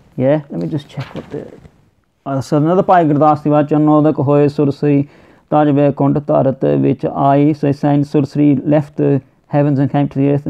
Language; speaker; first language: English; native; English